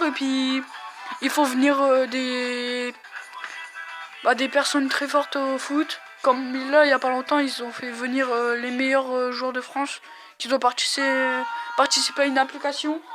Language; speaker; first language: French; native; French